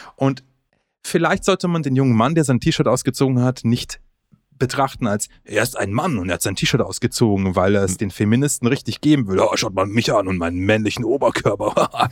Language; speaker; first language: German; early bilingual, other home language; Croatian